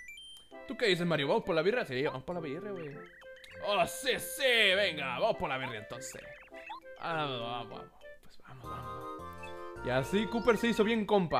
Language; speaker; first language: Spanish; native; Spanish